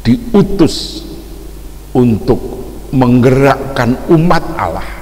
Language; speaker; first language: Indonesian; native; Indonesian